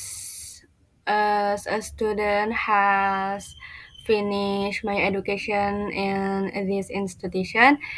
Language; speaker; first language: English; non-native, learner; Indonesian